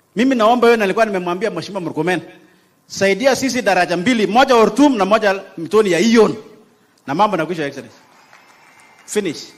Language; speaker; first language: Swahili; non-native, local second language; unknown